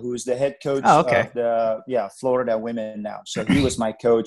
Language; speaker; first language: English; non-native, fluent; Indonesian